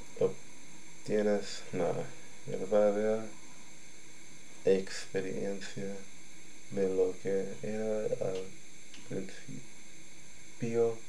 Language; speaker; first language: Spanish; non-native, learner; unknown